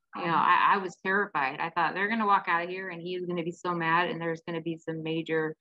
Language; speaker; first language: English; native; English